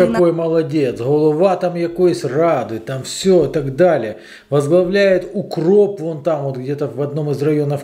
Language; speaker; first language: Russian; native; Russian